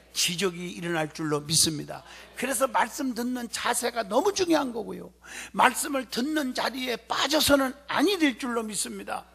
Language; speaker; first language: Korean; native; Korean